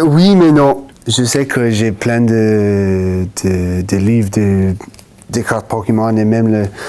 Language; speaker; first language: French; non-native, fluent; English